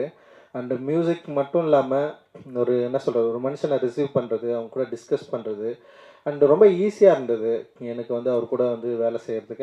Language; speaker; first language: Tamil; native; Tamil